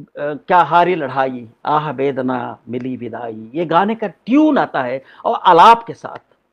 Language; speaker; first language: Hindi; non-native, local second language; Odia